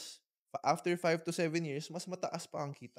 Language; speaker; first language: Filipino; native; Filipino